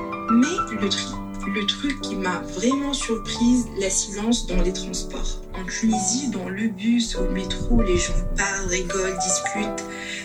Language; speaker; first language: French; non-native, local second language; Arabic